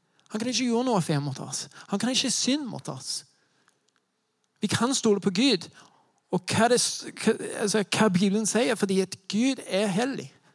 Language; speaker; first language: Norwegian; non-native, fluent; English